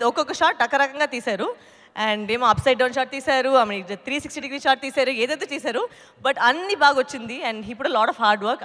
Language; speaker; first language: English; non-native, local second language; Tamil